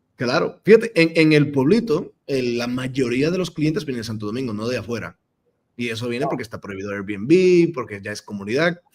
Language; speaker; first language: Spanish; non-native, fluent; English